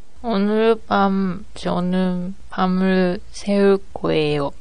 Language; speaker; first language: Korean; non-native, learner; Japanese